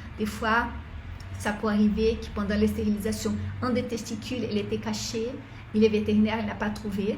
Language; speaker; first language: French; non-native, fluent; Portuguese